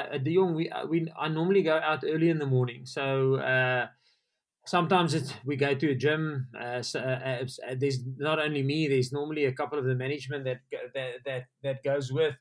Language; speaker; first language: English; non-native, local second language; Afrikaans